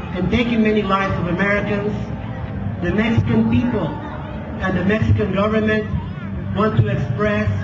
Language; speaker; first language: English; non-native, fluent; Spanish